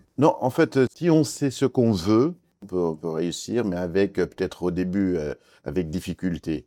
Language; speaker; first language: French; non-native, fluent; Kurdish